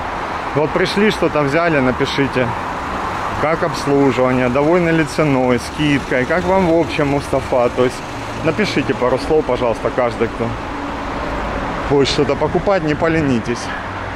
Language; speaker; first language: Russian; native; Russian